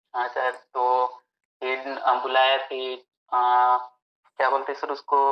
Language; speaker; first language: Hindi; native; Hindi